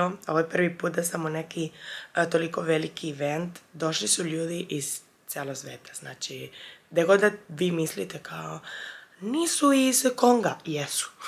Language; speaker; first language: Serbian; early bilingual, heritage; Serbian